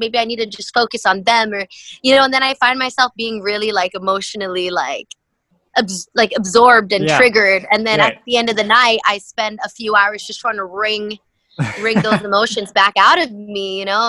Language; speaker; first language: English; native; English